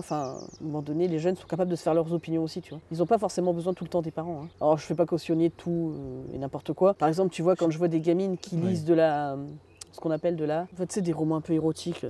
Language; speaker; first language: French; native; French